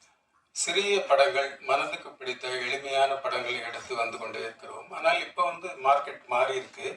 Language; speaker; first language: Tamil; native; Tamil